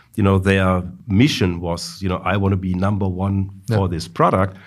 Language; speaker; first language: English; non-native, fluent; German